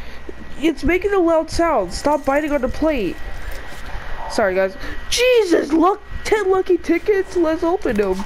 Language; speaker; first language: English; native; English